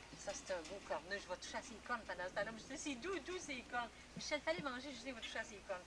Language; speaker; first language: French; native; French